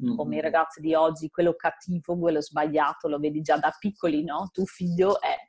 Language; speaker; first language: Italian; non-native, fluent; Dutch